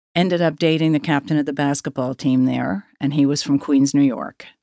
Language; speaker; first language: English; native; English